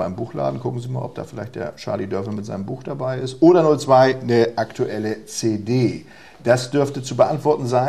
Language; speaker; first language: German; native; German